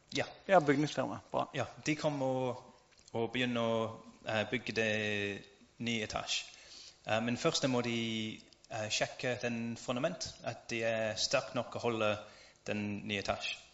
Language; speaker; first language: Norwegian; non-native, learner; English